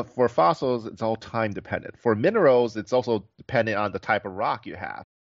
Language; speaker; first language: English; native; English